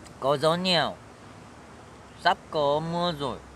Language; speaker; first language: Vietnamese; non-native, learner; Korean